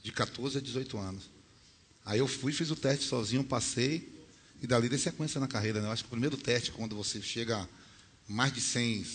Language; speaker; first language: Portuguese; native; Portuguese